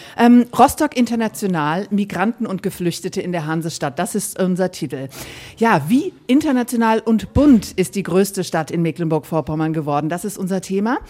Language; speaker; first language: German; native; German